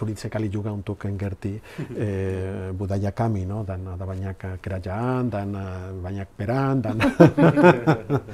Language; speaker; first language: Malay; non-native, learner; Spanish